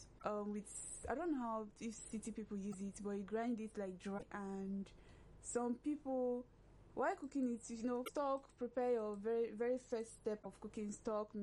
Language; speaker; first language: English; non-native, local second language; Igbo